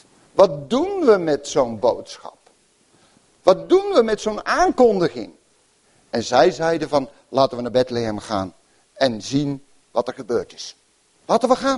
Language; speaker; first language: Dutch; native; Dutch